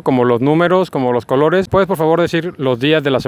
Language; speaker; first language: Spanish; native; Spanish